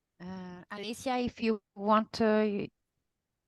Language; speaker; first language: English; non-native, fluent; Italian